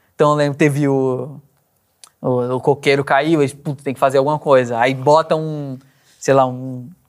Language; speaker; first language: Portuguese; native; Portuguese